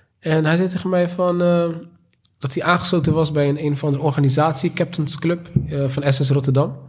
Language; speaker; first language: Dutch; native; Dutch